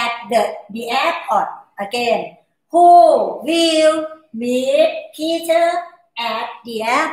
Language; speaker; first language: English; non-native, learner; Thai